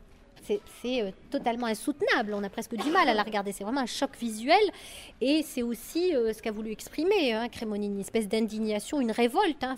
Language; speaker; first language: French; native; French